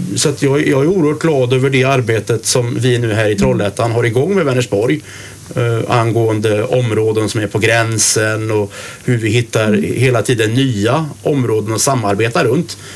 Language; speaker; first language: Swedish; native; Swedish